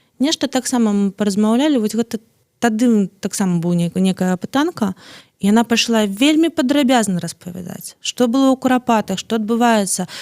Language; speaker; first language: Belarusian; native; Belarusian